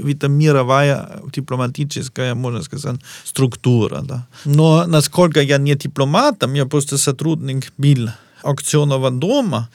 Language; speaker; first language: Russian; non-native, learner; German